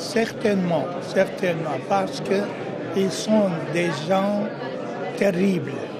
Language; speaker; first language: French; non-native, fluent; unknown